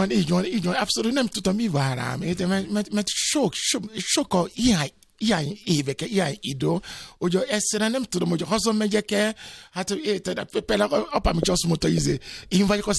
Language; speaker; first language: Hungarian; non-native, fluent; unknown